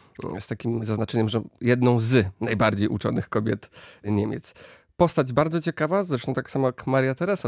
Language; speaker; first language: Polish; native; Polish